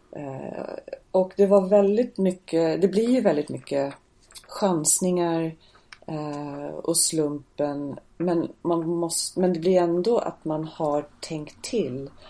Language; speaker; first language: Swedish; non-native, fluent; English